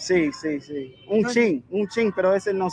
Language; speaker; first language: Spanish; non-native, learner; English